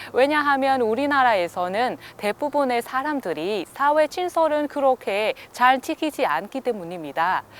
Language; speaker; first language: Korean; non-native, fluent; Vietnamese